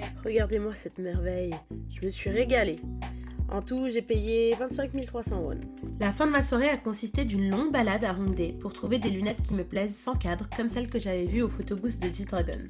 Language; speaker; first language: French; native; French